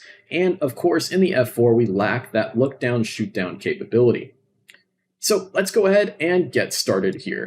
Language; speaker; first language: English; native; English